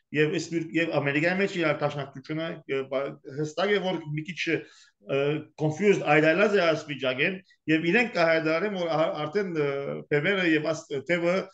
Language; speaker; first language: Armenian; early bilingual, heritage; Armenian